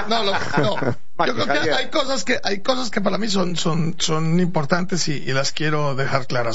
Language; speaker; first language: Spanish; native; Spanish